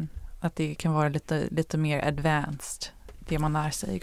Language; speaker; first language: Swedish; early bilingual, heritage; Swedish